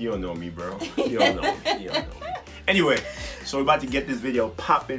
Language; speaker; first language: English; native; English